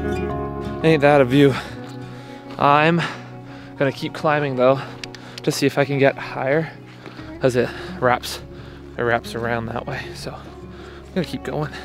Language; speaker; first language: English; native; English